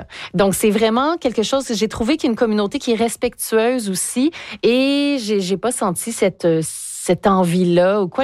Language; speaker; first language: French; native; French